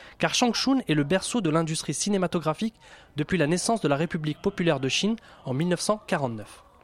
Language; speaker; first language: French; native; French